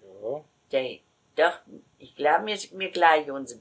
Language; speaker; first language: German; native; German